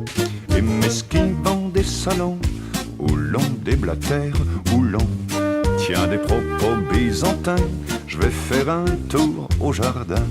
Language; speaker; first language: French; native; French